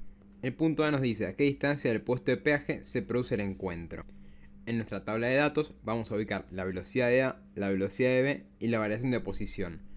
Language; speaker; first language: Spanish; native; Spanish